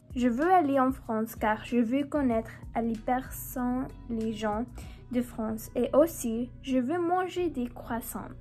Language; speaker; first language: French; non-native, learner; English